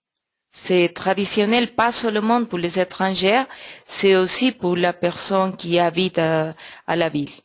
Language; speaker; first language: French; non-native, learner; Spanish